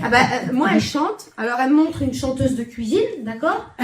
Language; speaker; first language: French; native; French